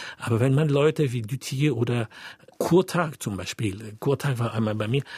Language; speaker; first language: German; non-native, fluent; French